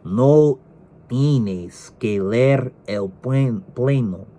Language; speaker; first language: Spanish; non-native, learner; English